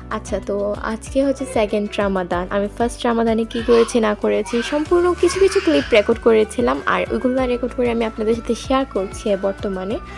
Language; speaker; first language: Bangla; non-native, local second language; Sylheti